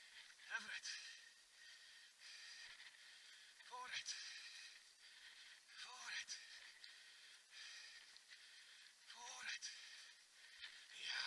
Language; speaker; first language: Dutch; native; Dutch